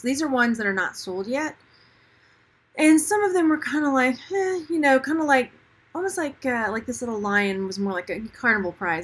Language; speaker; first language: English; native; English